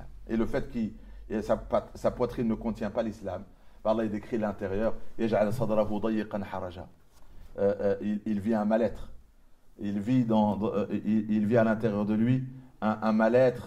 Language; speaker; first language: French; native; French